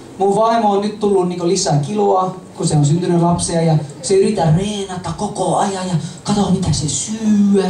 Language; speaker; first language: Finnish; non-native, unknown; English